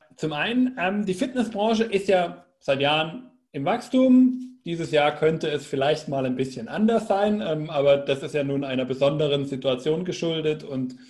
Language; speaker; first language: German; native; German